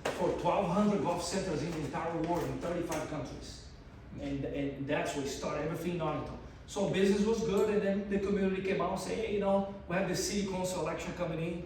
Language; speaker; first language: English; non-native, fluent; Portuguese